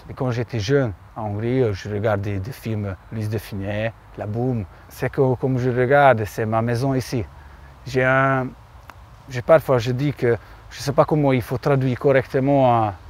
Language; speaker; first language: French; non-native, learner; Hungarian